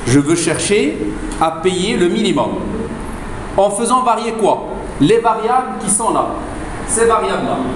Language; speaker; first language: French; non-native, local second language; Arabic